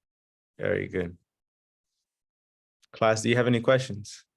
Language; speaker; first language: English; early bilingual, other home language; Spanish